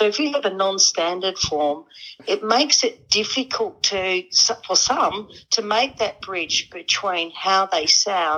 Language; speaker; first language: English; native; English